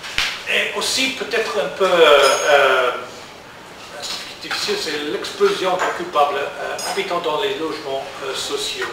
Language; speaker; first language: French; non-native, learner; English